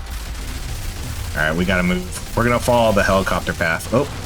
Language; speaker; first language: English; native; English